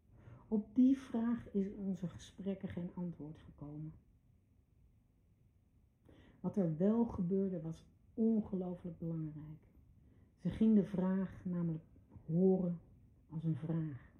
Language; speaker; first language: Dutch; native; Dutch